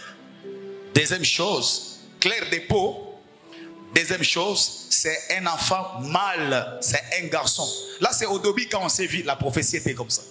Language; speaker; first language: French; non-native, local second language; Lingala